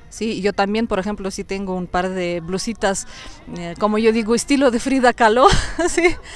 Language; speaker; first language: Spanish; non-native, fluent; Russian